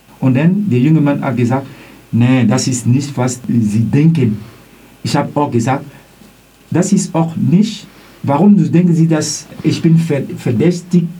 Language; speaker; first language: German; non-native, learner; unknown